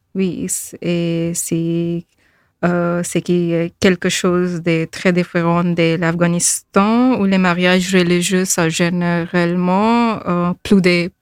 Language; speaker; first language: French; non-native, fluent; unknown